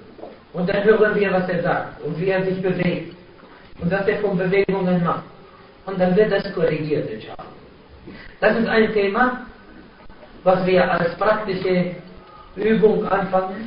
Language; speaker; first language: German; non-native, fluent; Arabic